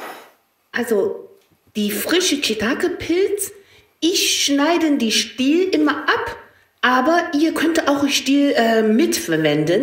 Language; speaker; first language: German; non-native, learner; Chinese